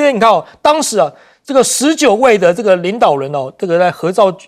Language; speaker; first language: Chinese; native; Chinese